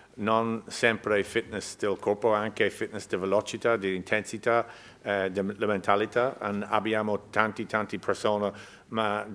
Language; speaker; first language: Italian; non-native, learner; English